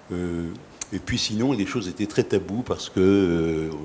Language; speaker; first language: French; native; French